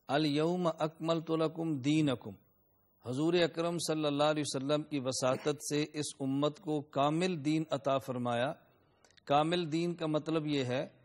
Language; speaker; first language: Urdu; non-native, local second language; Punjabi